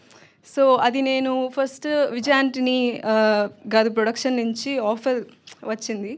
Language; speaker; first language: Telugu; non-native, learner; Tamil